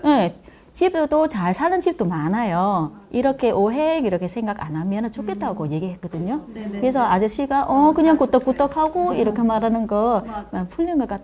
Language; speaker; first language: Korean; non-native, learner; Vietnamese